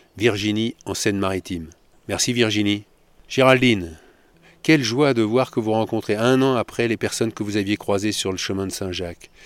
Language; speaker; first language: French; native; French